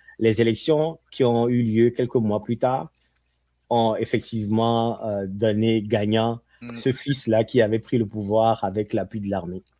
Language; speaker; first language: French; non-native, local second language; Ewe